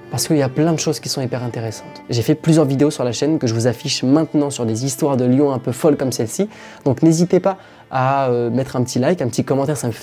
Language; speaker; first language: French; native; French